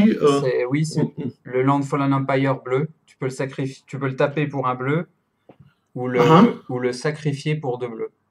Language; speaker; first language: French; native; French